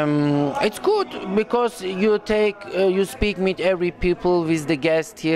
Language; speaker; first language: English; non-native, learner; Turkish